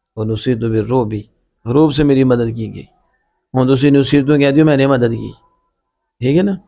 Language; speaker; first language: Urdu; non-native, local second language; Punjabi